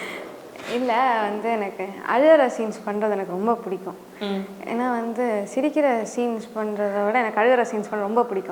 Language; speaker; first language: Tamil; native; Tamil